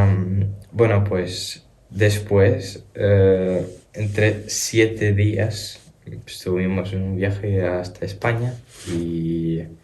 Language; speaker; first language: Spanish; early bilingual, other home language; Ukrainian